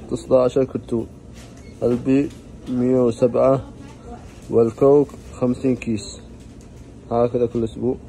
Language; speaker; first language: Arabic; non-native, learner; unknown